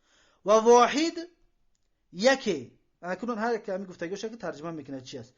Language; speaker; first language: Persian; native; Persian